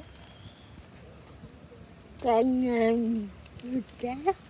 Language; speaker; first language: French; non-native, learner; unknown